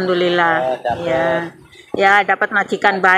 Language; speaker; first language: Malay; non-native, local second language; Javanese